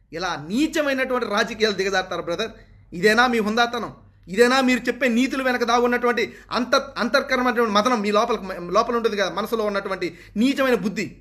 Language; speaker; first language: Telugu; native; Telugu